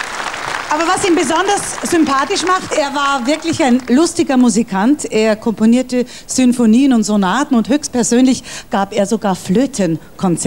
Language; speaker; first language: German; native; German